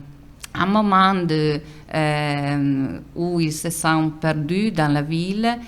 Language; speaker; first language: French; non-native, fluent; Italian